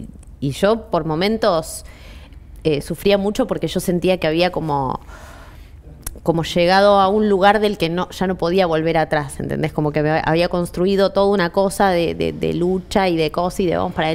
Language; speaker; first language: Spanish; native; Spanish